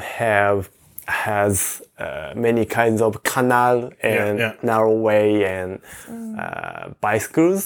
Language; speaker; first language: English; non-native, learner; Japanese